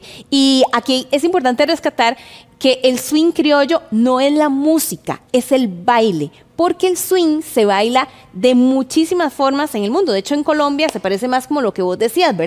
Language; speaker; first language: Spanish; native; Spanish